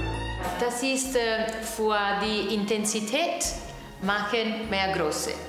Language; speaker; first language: German; non-native, learner; Italian